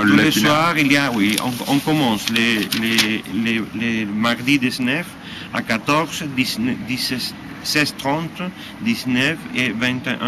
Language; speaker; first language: French; non-native, fluent; Spanish